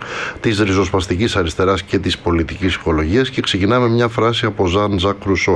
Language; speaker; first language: Greek; native; Greek